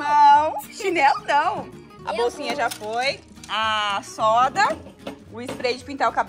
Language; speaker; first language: Portuguese; native; Portuguese